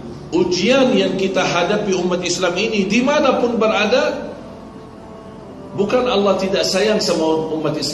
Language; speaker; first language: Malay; non-native, fluent; Arabic